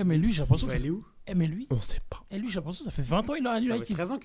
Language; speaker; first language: French; native; French